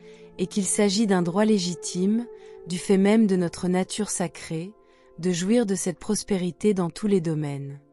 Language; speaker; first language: French; native; French